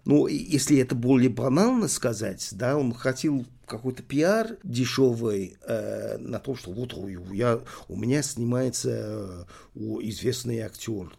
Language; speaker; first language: Russian; non-native, fluent; English